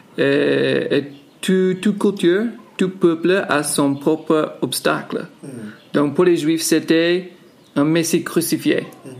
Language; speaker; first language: French; non-native, fluent; English